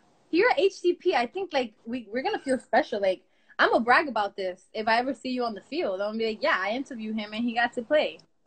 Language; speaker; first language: English; native; English